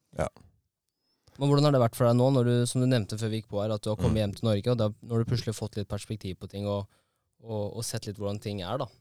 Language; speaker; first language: Norwegian; native; Norwegian